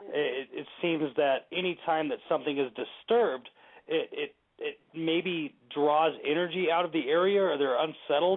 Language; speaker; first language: English; native; English